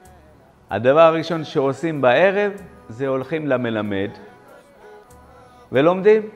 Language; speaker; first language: Hebrew; non-native, fluent; Amharic